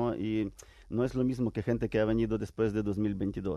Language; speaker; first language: Spanish; non-native, fluent; Ukrainian